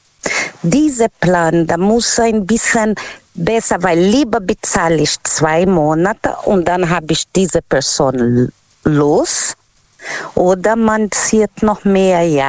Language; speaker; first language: German; non-native, learner; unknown